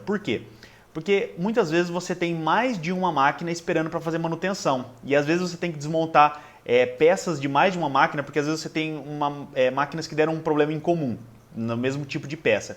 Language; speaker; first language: Portuguese; native; Portuguese